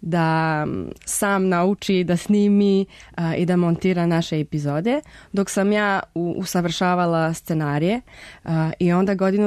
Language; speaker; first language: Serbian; non-native, fluent; Spanish